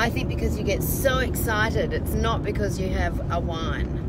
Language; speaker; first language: English; native; English